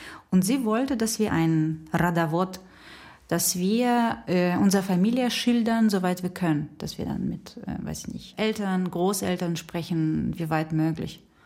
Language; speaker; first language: German; non-native, fluent; Russian